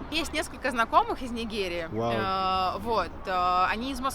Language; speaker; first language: Russian; native; Russian